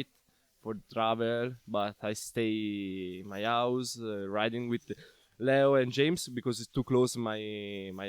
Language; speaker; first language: English; non-native, learner; Italian